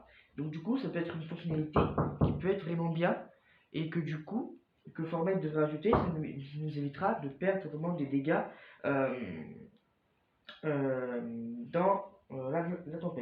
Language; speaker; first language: French; native; French